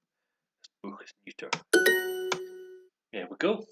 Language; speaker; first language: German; non-native, learner; English